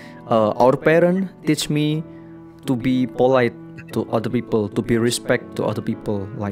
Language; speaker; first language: English; non-native, learner; Indonesian